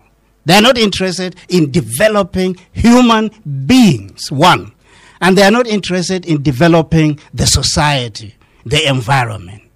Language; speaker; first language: English; non-native, local second language; Hausa